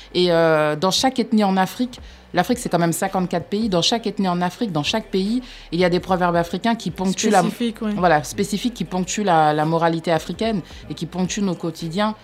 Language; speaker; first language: French; native; French